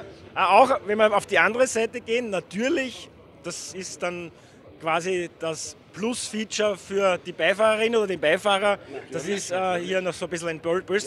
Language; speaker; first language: German; native; German